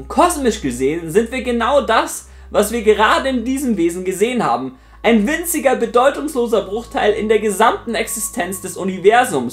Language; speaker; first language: German; native; German